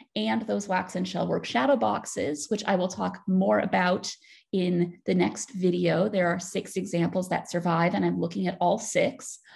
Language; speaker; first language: English; native; English